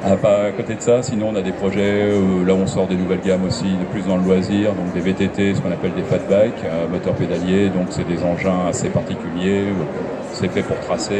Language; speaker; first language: French; native; French